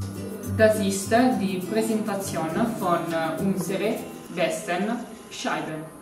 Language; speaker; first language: German; non-native, learner; Italian